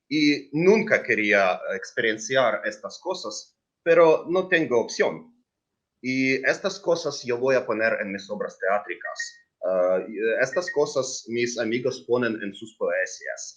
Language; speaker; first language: Spanish; non-native, learner; Ukrainian